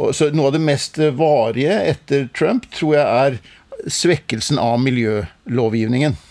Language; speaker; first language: Norwegian; native; Norwegian